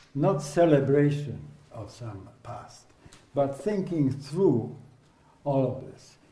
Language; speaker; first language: English; non-native, fluent; Polish